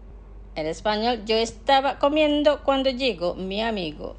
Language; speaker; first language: Spanish; non-native, fluent; Indonesian